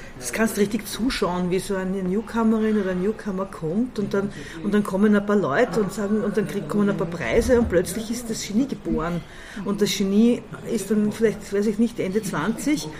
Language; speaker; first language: German; native; German